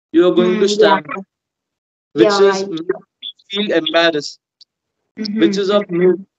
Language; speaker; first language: English; non-native, local second language; Hindi